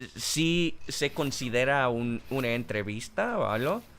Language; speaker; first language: Spanish; non-native, learner; English